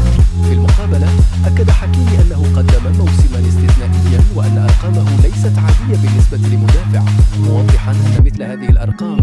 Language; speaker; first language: Arabic; native; Arabic